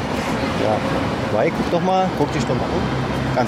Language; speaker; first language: German; native; German